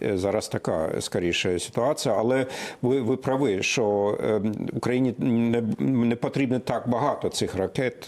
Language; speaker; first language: Ukrainian; non-native, fluent; German